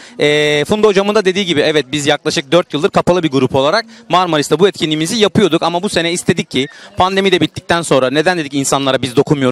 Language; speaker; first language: Turkish; native; Turkish